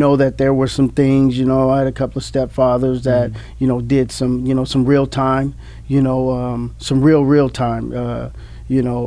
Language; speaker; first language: English; native; English